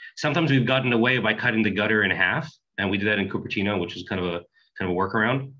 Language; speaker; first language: English; native; English